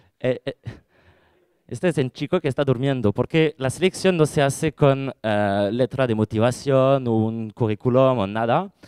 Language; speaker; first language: Spanish; non-native, fluent; French